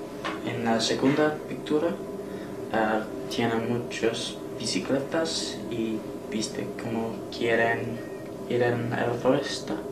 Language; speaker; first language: Spanish; non-native, learner; English